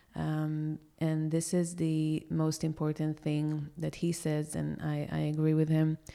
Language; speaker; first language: English; non-native, fluent; Hebrew